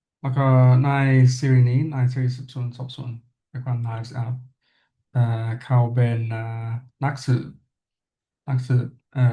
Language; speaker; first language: Thai; non-native, learner; English